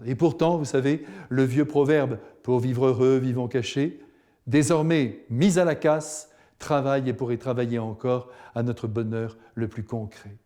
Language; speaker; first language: French; native; French